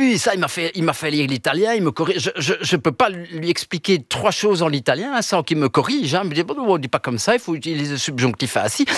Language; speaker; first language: French; early bilingual, other home language; Italian